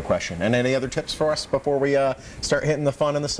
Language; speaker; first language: English; native; English